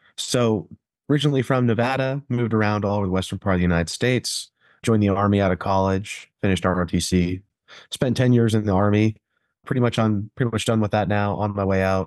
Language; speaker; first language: English; native; English